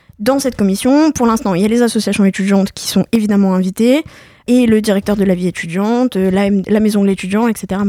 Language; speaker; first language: French; native; French